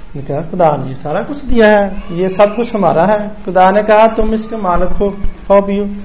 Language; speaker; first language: Urdu; non-native, local second language; Punjabi